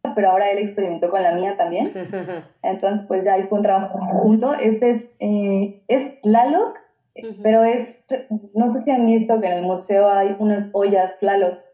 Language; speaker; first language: Spanish; native; Spanish